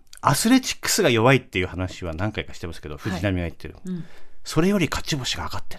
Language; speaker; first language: Japanese; native; Japanese